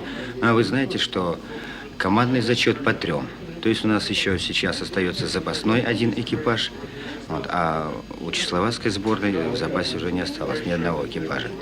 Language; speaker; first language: Russian; native; Russian